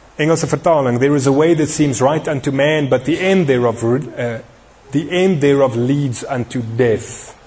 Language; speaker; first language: English; non-native, local second language; Afrikaans